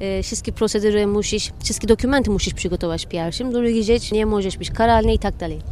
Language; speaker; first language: Polish; non-native, learner; Turkish